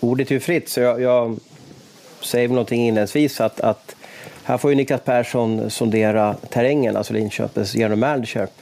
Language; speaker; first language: Swedish; native; Swedish